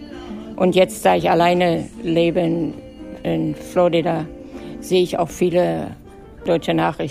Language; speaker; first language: German; native; German